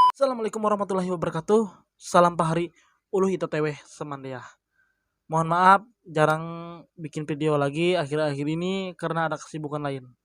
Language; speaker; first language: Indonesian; non-native, local second language; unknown